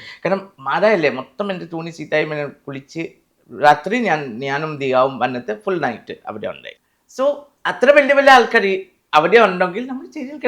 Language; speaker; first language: Malayalam; non-native, fluent; Assamese